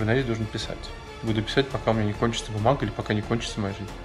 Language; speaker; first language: Russian; native; Russian